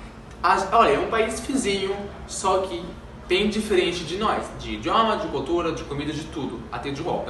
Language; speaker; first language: Portuguese; non-native, fluent; Arabic